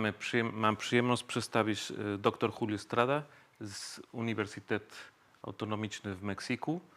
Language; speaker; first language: Polish; non-native, fluent; Spanish